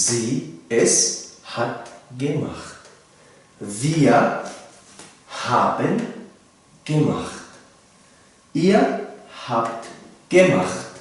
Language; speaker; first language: German; non-native, fluent; Tajik